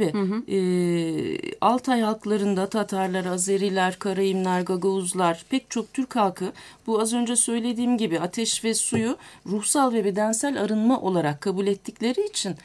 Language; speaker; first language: Turkish; native; Turkish